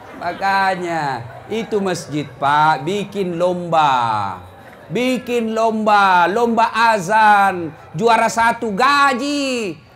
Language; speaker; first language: Indonesian; native; Indonesian